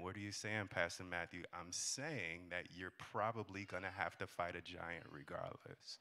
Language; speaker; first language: English; native; English